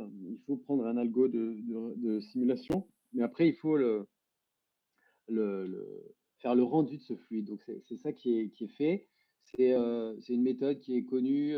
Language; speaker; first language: French; native; French